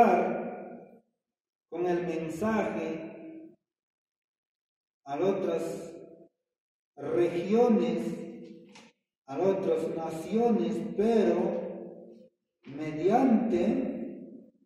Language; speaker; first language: Spanish; non-native, fluent; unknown